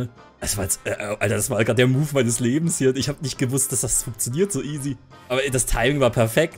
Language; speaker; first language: German; native; German